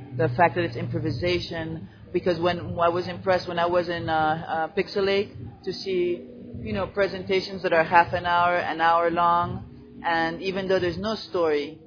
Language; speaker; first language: English; non-native, fluent; Spanish